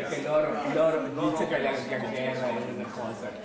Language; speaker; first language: Italian; non-native, learner; English